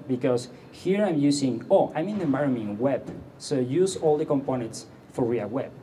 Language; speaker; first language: English; non-native, fluent; Catalan